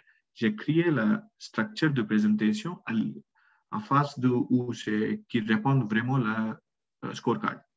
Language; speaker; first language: French; non-native, learner; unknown